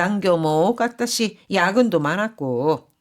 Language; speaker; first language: Japanese; non-native, fluent; Korean